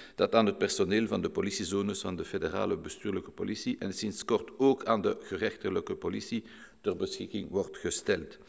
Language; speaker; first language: Dutch; non-native, local second language; French